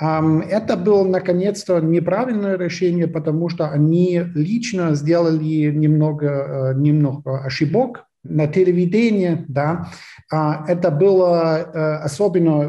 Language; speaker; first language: Russian; non-native, fluent; German